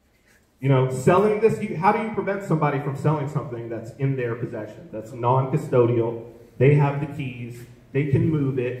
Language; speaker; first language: English; native; English